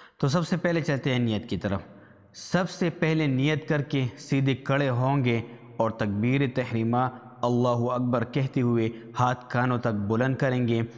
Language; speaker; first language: Urdu; native; Urdu